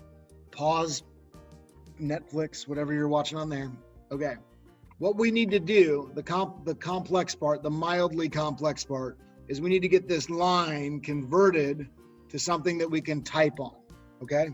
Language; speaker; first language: English; native; English